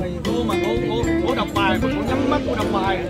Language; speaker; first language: Vietnamese; native; Vietnamese